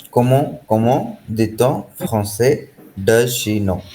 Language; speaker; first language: French; non-native, fluent; Hindi